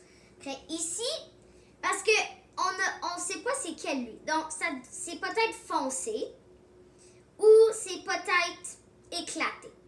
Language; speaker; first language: French; non-native, local second language; English